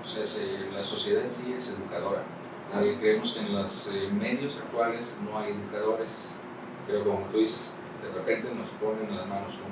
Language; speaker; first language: Spanish; native; Spanish